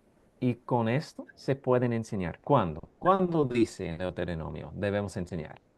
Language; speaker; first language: Spanish; non-native, fluent; English